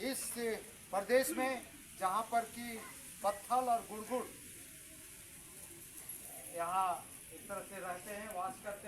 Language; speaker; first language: Hindi; native; Hindi